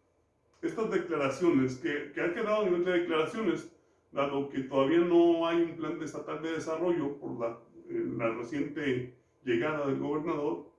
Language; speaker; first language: Spanish; native; Spanish